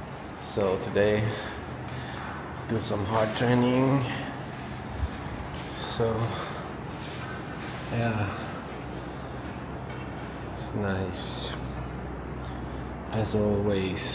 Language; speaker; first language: English; non-native, learner; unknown